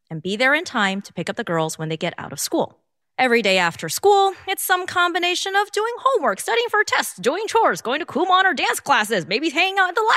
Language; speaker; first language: English; non-native, local second language; Cantonese